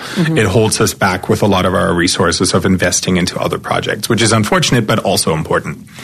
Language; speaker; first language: English; non-native, fluent; German